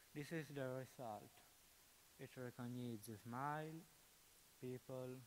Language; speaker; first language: English; non-native, fluent; Italian